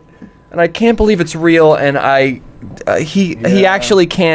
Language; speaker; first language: English; native; English